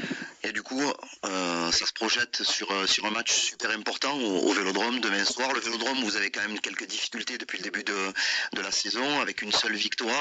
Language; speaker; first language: French; native; French